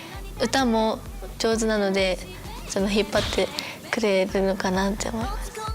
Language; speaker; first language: Japanese; native; Japanese